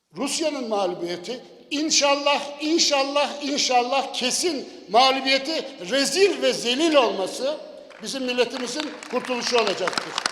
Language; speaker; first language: Turkish; native; Turkish